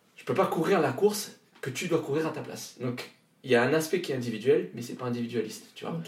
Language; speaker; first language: French; native; French